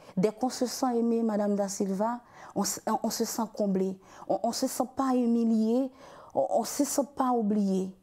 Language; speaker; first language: French; non-native, local second language; Haitian Creole